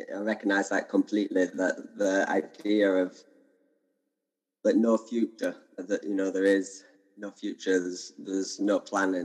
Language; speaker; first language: English; native; English